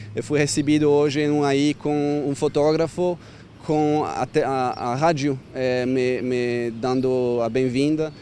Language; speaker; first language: Portuguese; non-native, fluent; French